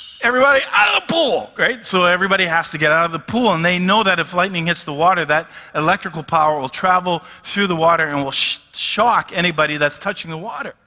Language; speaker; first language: English; native; English